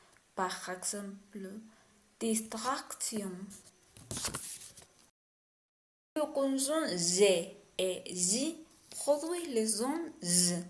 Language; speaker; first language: French; non-native, learner; Spanish